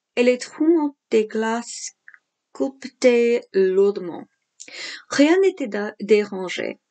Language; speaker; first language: French; non-native, fluent; English